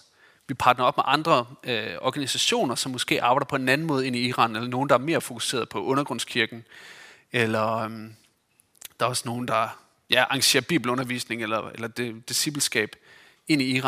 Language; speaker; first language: Danish; native; Danish